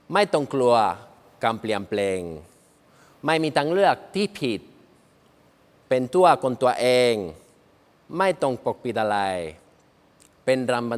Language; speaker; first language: Thai; non-native, learner; Spanish